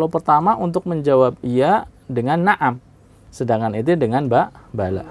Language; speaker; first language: Indonesian; native; Indonesian